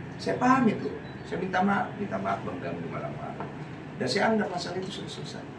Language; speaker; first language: Indonesian; native; Indonesian